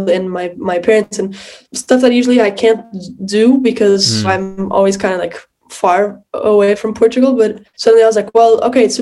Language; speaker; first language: English; non-native, fluent; Portuguese